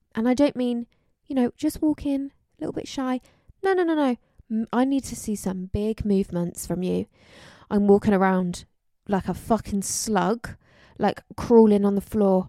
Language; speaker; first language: English; native; English